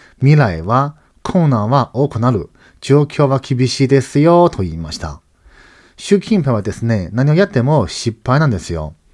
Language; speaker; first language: Japanese; non-native, fluent; Chinese